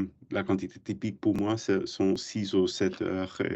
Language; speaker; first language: French; non-native, learner; English